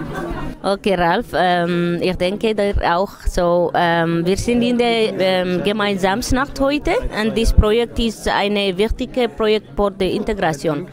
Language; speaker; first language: German; non-native, learner; Tigrinya